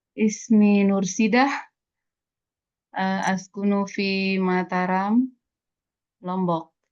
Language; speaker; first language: Arabic; non-native, learner; Indonesian